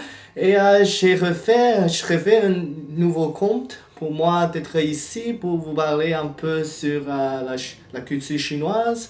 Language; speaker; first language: French; non-native, fluent; Chinese